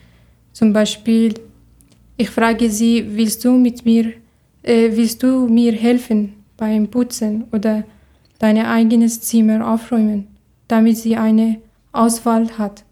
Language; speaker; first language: German; non-native, learner; Arabic